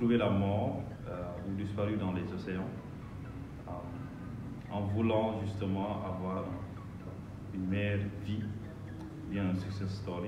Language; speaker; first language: French; non-native, local second language; Wolof